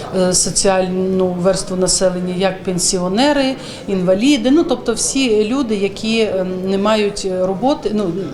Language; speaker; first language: Ukrainian; non-native, local second language; Russian